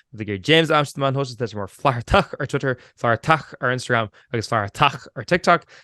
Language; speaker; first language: Irish; native; Irish